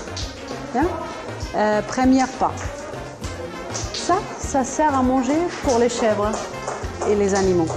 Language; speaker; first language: French; non-native, fluent; German